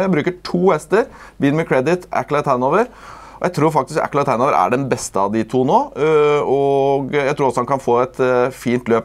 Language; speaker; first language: Norwegian; native; Norwegian